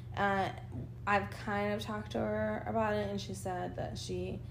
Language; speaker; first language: English; early bilingual, other home language; Spanish